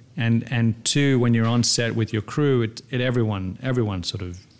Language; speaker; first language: English; native; English